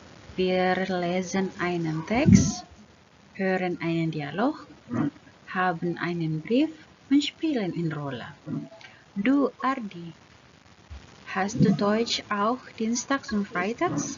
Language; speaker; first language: German; non-native, learner; Indonesian